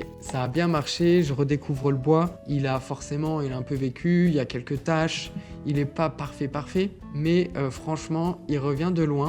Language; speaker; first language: French; native; French